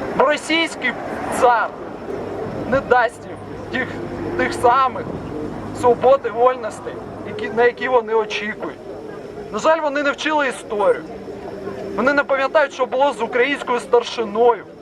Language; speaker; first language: Ukrainian; non-native, local second language; Russian